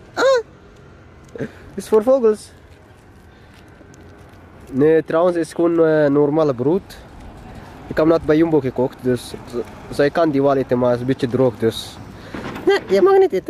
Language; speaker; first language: Dutch; non-native, learner; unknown